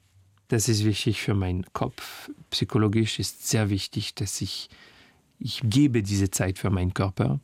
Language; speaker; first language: German; non-native, fluent; French